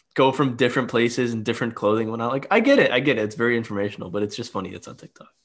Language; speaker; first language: English; early bilingual, other home language; Hindi